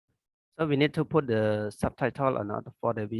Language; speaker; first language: English; non-native, learner; Khmer